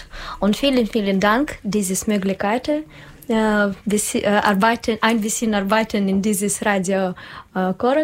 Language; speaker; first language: German; non-native, learner; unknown